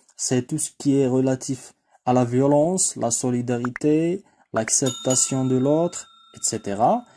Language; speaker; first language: French; non-native, local second language; Arabic